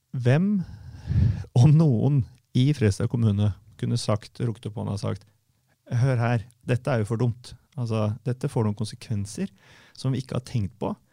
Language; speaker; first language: Norwegian; native; Norwegian